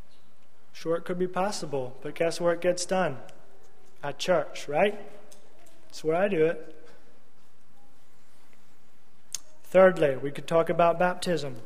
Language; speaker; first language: English; native; English